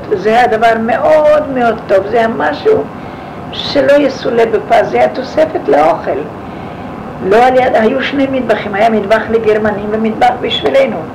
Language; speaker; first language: Hebrew; non-native, fluent; Yiddish